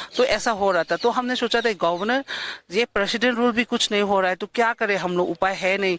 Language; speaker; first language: Hindi; non-native, local second language; Manipuri